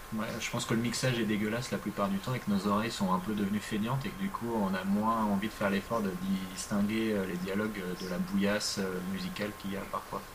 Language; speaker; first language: French; native; French